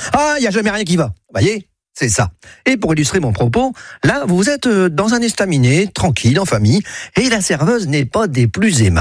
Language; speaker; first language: French; native; French